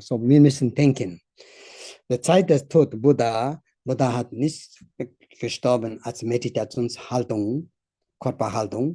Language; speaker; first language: German; non-native, learner; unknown